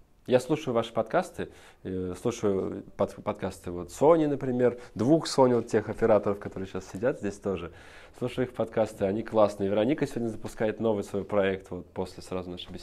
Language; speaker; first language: Russian; native; Russian